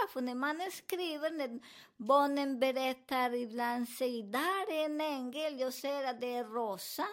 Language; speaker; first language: Swedish; non-native, learner; Spanish